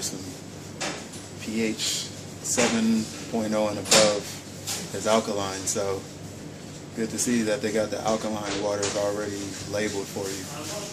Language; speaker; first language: English; native; English